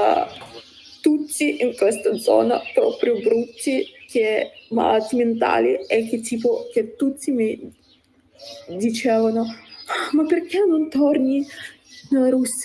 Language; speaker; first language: Italian; non-native, learner; Russian